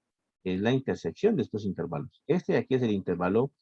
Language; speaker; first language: Spanish; native; Spanish